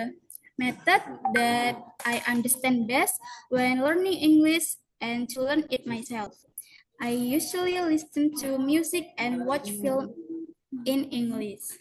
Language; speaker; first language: English; non-native, learner; Indonesian